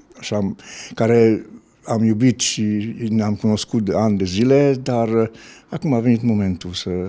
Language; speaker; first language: Romanian; non-native, local second language; Hungarian